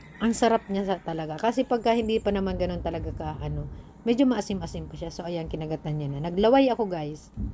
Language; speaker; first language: Filipino; non-native, local second language; Bikol